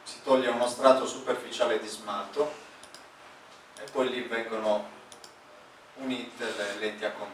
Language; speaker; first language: Italian; native; Italian